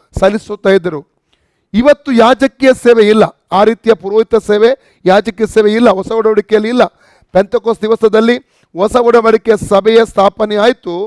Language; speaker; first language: Kannada; non-native, local second language; Konkani